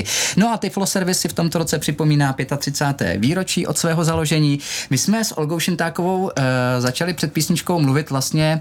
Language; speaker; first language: Czech; native; Czech